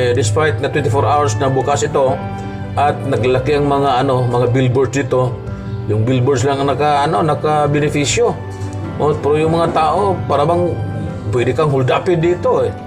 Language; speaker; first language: Filipino; non-native, local second language; Cebuano